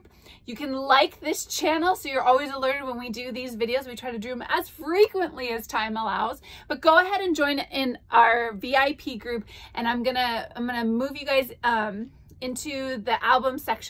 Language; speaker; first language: English; native; English